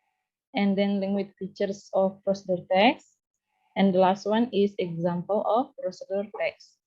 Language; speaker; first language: English; non-native, learner; Indonesian